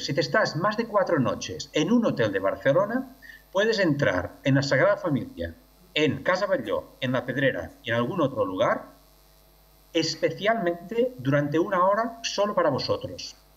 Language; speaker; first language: Spanish; non-native, local second language; Catalan